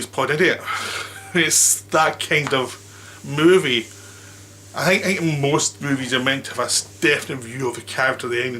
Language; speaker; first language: English; native; English